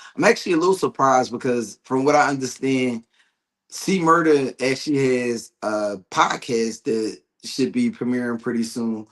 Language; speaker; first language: English; native; English